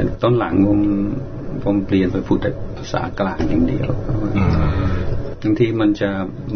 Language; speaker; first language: Thai; non-native, fluent; English